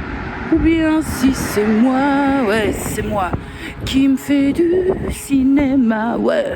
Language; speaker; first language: French; native; French